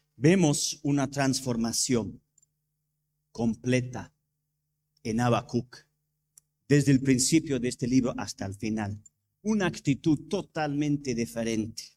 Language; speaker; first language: Spanish; non-native, fluent; English